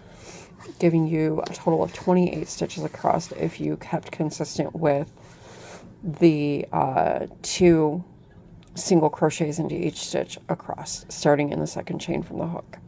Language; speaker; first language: English; native; English